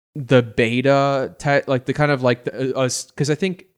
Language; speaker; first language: English; native; English